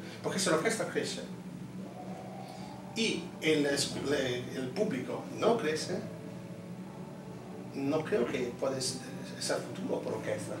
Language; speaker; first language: Spanish; non-native, fluent; Italian